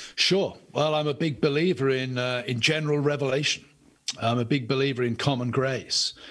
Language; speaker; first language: English; native; English